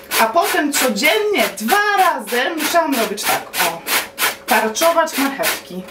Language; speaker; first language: Polish; non-native, learner; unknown